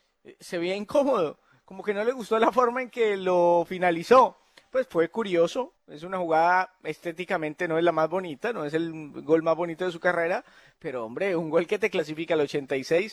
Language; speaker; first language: Spanish; native; Spanish